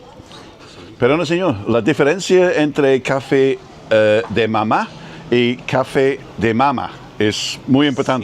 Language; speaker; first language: Spanish; non-native, learner; English